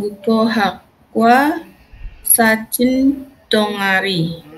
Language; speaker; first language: Korean; non-native, learner; Indonesian